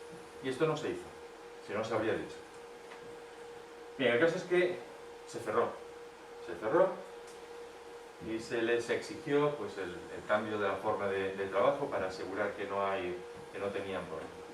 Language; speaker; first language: Spanish; native; Spanish